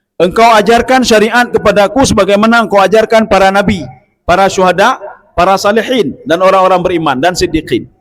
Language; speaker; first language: Malay; non-native, local second language; Achinese